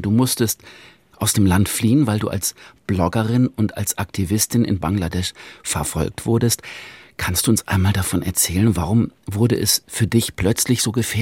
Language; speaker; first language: German; native; German